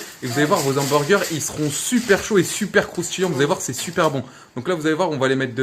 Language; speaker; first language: French; native; French